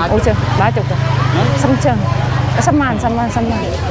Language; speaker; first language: Korean; non-native, learner; Vietnamese